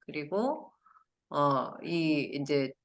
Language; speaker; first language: Korean; native; Korean